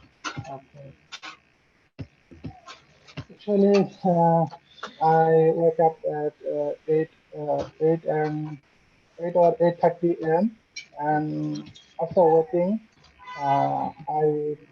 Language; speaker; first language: English; non-native, learner; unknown